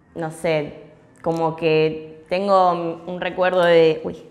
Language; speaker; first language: Spanish; early bilingual, other home language; English